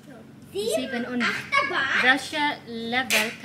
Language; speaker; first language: German; non-native, learner; Cebuano